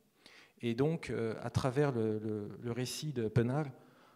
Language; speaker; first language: French; native; French